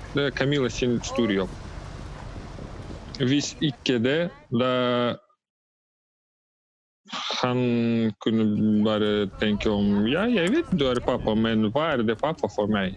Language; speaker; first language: Norwegian; non-native, learner; Russian